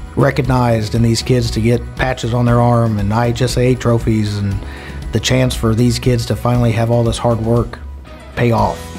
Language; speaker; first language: English; native; English